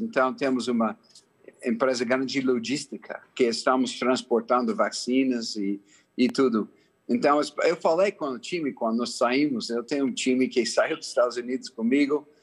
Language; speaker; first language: Portuguese; non-native, fluent; English